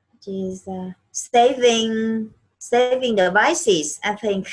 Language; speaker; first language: English; non-native, learner; Vietnamese